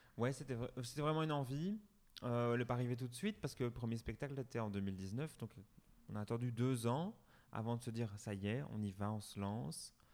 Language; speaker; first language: French; native; French